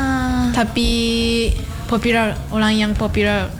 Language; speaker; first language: Indonesian; non-native, learner; Japanese